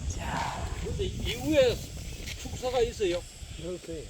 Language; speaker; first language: Korean; native; Korean